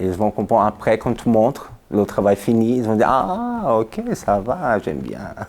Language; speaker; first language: French; non-native, fluent; Portuguese